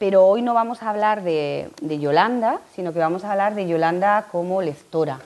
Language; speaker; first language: Spanish; native; Spanish